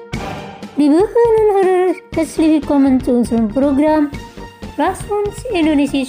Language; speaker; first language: German; non-native, fluent; Indonesian